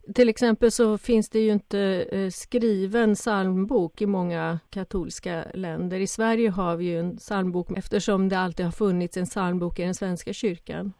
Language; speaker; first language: Swedish; native; Swedish